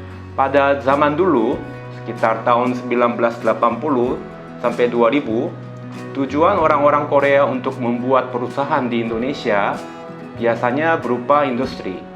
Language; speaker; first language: Indonesian; non-native, fluent; Korean